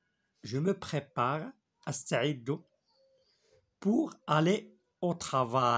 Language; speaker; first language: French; non-native, local second language; Arabic